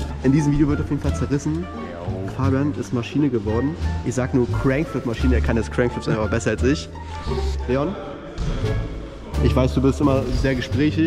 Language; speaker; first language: German; native; German